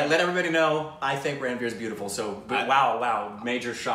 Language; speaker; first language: English; native; English